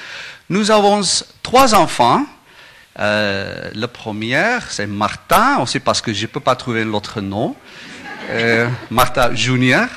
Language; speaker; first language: French; non-native, learner; Afrikaans